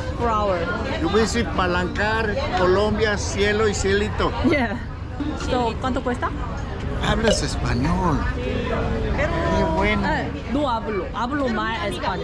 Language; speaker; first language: Spanish; non-native, learner; Korean